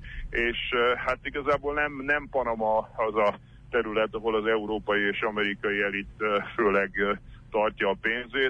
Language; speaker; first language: Hungarian; native; Hungarian